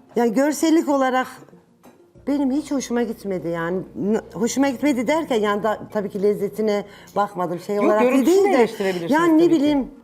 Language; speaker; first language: Turkish; native; Turkish